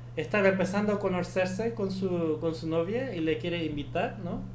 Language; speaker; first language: Spanish; non-native, fluent; Korean